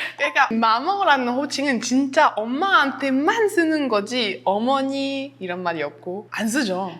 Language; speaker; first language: Korean; non-native, fluent; French